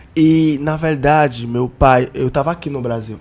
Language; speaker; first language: Portuguese; non-native, learner; Haitian Creole